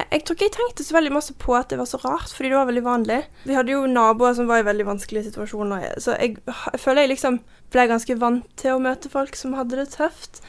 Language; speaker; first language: Norwegian; early bilingual, heritage; Norwegian